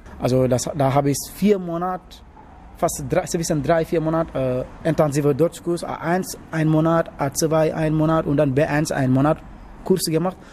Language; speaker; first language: German; non-native, learner; Wolof